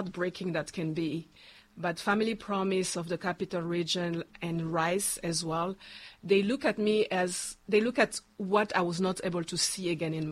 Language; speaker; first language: English; non-native, fluent; Luba-Lulua